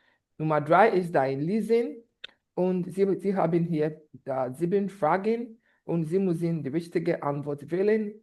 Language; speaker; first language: German; non-native, fluent; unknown